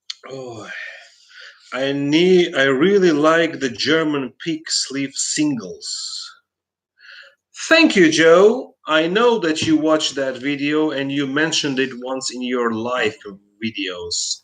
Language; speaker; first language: English; non-native, fluent; Russian